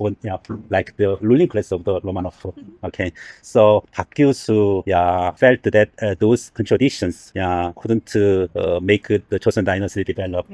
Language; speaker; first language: English; non-native, learner; Korean